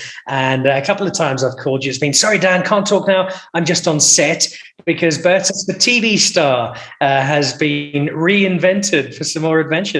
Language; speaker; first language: English; native; English